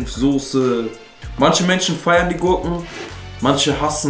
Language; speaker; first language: German; native; German